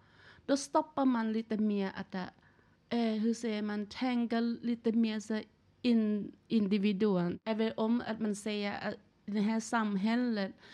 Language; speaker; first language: Swedish; non-native, learner; Thai